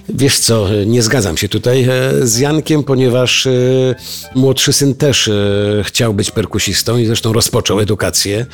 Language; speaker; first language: Polish; native; Polish